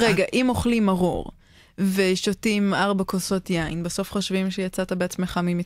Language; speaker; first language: Hebrew; native; Hebrew